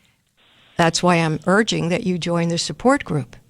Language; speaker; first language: English; native; English